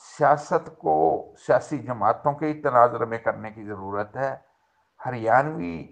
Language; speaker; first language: Urdu; non-native, local second language; Haryanvi